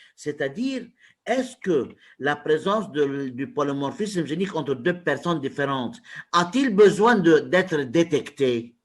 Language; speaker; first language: French; non-native, local second language; Arabic